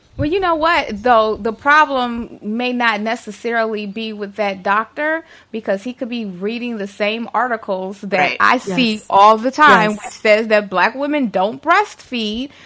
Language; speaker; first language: English; native; English